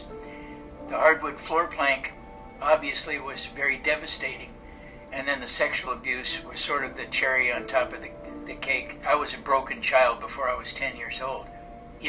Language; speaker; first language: English; native; English